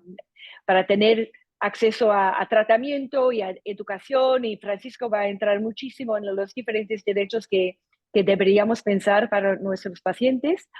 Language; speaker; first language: Spanish; non-native, fluent; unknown